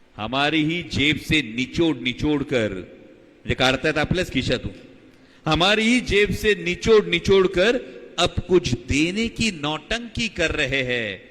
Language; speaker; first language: Hindi; non-native, local second language; Marathi